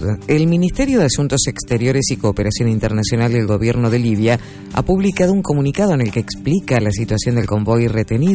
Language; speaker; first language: Spanish; native; Spanish